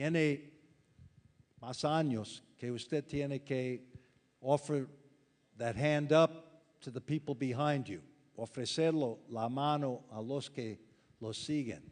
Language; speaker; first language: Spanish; non-native, fluent; English